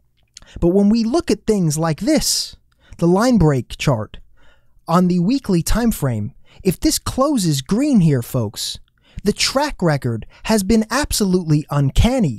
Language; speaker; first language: English; native; English